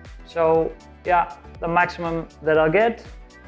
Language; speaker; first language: English; non-native, fluent; Dutch